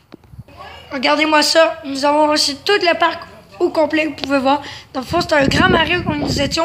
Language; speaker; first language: French; native; French